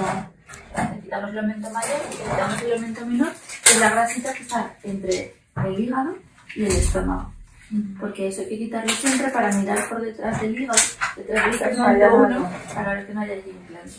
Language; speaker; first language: Spanish; native; Spanish